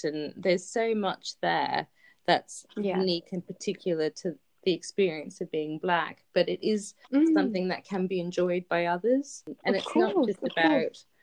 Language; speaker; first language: English; native; English